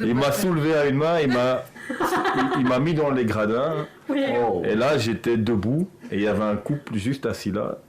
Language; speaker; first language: French; native; French